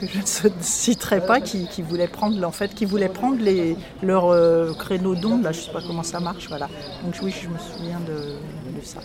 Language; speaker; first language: French; native; French